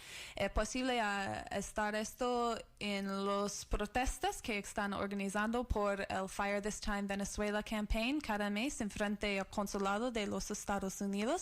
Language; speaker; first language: Spanish; non-native, learner; English